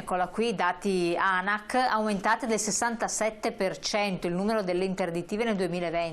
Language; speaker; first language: Italian; native; Italian